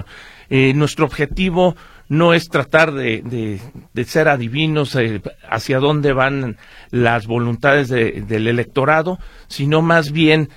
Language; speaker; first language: Spanish; native; Spanish